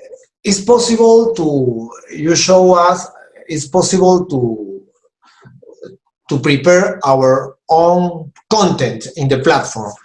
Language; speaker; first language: English; non-native, learner; Spanish